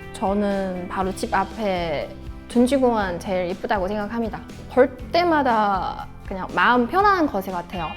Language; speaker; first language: Korean; non-native, fluent; Chinese